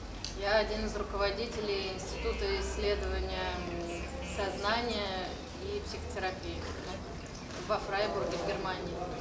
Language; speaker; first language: Russian; native; Russian